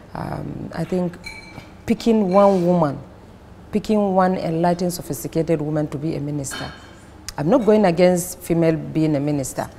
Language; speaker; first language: English; non-native, local second language; Fula